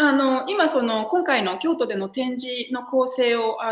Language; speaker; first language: Japanese; native; Japanese